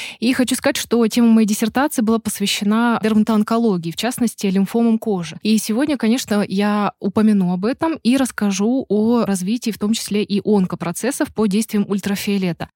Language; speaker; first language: Russian; native; Russian